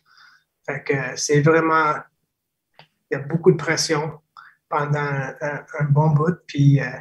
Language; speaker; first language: French; non-native, fluent; English